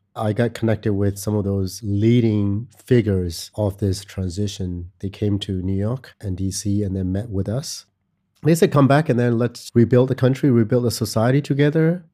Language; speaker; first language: English; non-native, fluent; Burmese